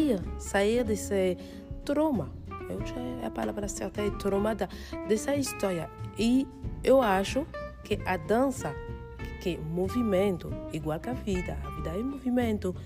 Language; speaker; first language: Portuguese; non-native, fluent; French